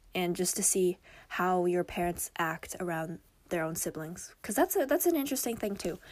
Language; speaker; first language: English; early bilingual, other home language; Korean